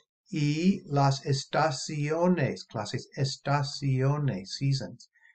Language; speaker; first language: Spanish; non-native, fluent; English